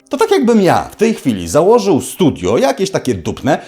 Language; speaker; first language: Polish; native; Polish